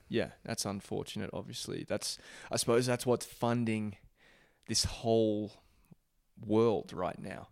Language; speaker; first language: English; native; English